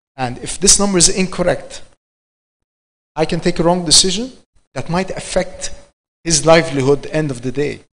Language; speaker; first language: English; non-native, fluent; Arabic